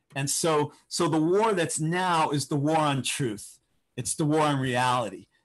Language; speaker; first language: English; native; English